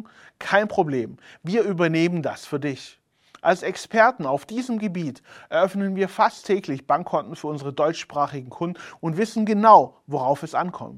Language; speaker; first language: German; native; German